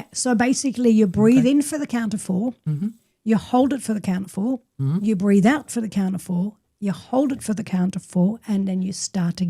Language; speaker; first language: English; native; English